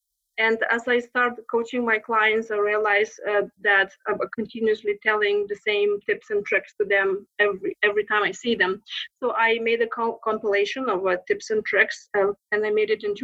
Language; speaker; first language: English; non-native, fluent; Lithuanian